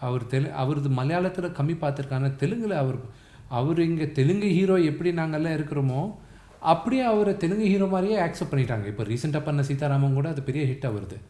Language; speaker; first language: Tamil; non-native, local second language; Telugu